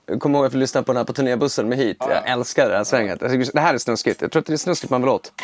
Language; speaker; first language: Swedish; native; Swedish